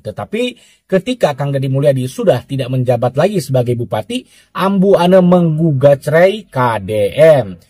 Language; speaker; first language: Indonesian; native; Indonesian